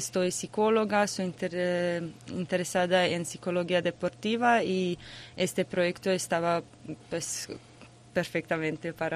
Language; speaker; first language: Spanish; non-native, learner; Croatian